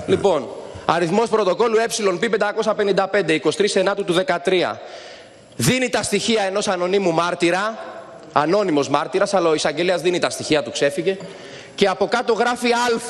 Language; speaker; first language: Greek; native; Greek